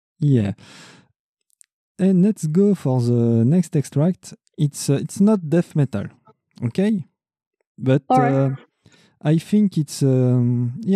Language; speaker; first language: English; non-native, learner; French